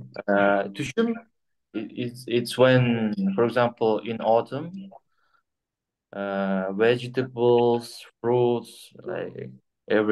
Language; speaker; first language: English; non-native, fluent; Kyrgyz